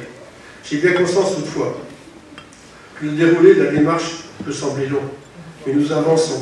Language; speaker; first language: French; native; French